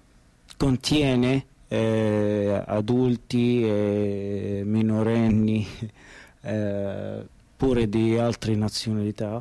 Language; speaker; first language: Italian; non-native, learner; Arabic